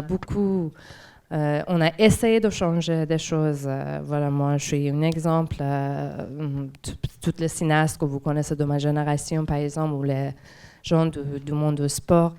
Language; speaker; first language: French; non-native, fluent; Persian